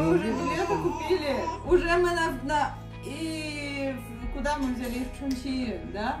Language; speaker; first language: Russian; native; Russian